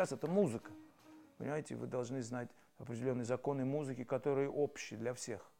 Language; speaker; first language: Russian; native; Russian